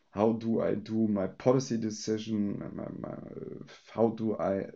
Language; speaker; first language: English; non-native, fluent; German